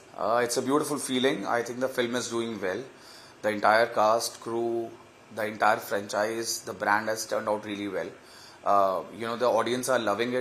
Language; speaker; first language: English; non-native, local second language; Hindi